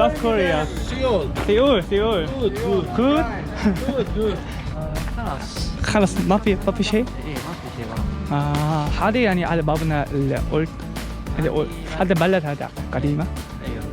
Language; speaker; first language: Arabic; non-native, learner; Korean